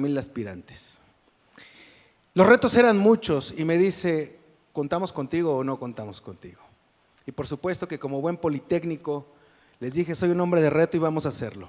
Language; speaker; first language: Spanish; native; Spanish